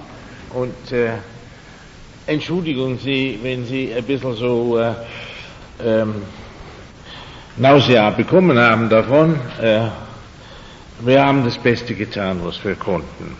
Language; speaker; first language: German; non-native, fluent; English